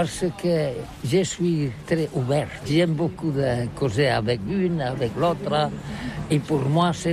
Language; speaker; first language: French; non-native, learner; Catalan